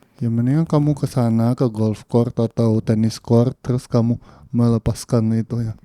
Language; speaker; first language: Indonesian; early bilingual, heritage; Indonesian